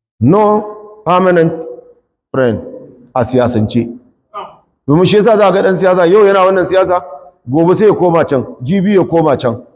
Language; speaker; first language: Hausa; non-native, local second language; Kanuri